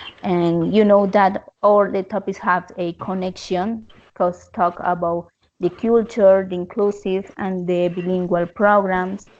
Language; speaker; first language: English; non-native, learner; Spanish